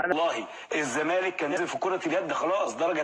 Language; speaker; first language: Arabic; native; Arabic